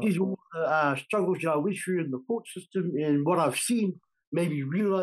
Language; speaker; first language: English; native; English